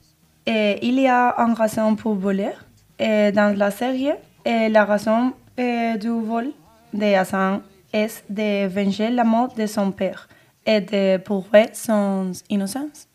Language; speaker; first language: French; non-native, learner; Spanish